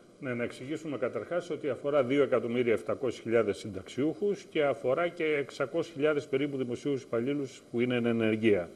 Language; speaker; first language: Greek; native; Greek